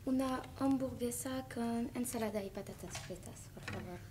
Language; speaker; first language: Spanish; non-native, learner; French